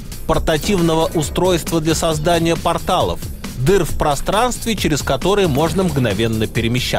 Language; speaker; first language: Russian; native; Russian